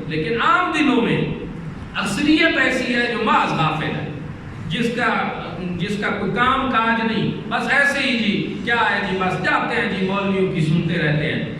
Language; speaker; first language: Urdu; non-native, local second language; Punjabi